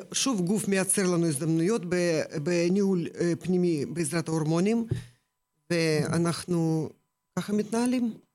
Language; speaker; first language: Hebrew; non-native, fluent; Russian